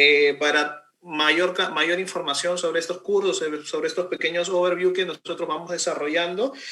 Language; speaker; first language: Spanish; native; Spanish